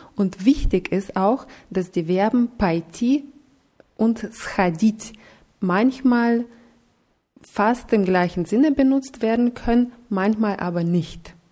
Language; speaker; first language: German; non-native, fluent; Russian